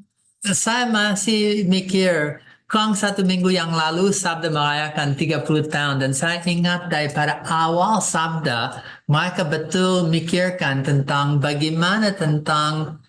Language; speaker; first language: Indonesian; non-native, fluent; English